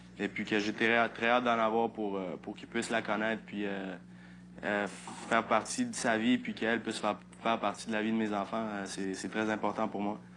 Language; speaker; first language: French; early bilingual, other home language; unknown